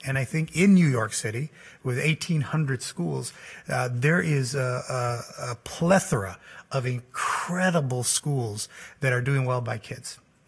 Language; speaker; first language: English; early bilingual, other home language; Spanish